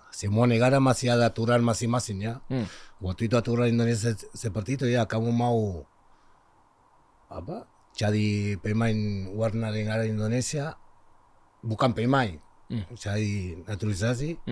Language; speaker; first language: Indonesian; non-native, learner; Spanish